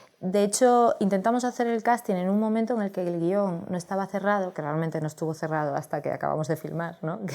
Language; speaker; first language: Spanish; native; Spanish